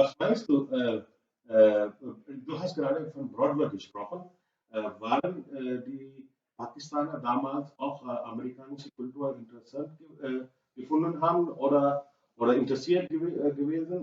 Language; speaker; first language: German; non-native, learner; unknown